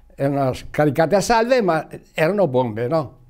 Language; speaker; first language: Italian; native; Italian